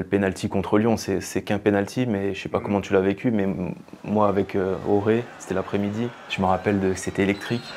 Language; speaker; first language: French; native; French